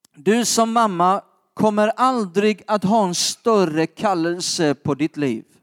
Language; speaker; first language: Swedish; native; Swedish